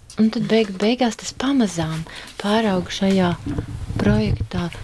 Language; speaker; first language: Latvian; native; Latvian